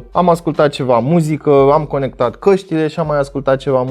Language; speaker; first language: Romanian; native; Romanian